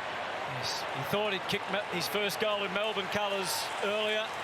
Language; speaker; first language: English; native; English